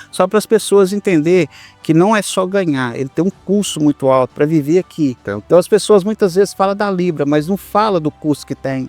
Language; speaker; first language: Portuguese; native; Portuguese